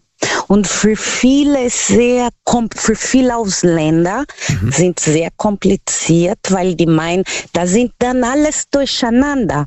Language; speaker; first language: German; non-native, learner; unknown